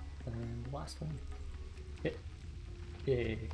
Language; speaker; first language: English; native; English